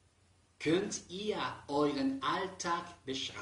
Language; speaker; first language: German; non-native, fluent; Spanish